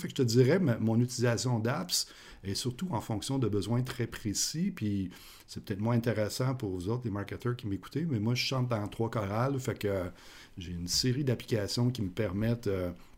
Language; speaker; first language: French; native; French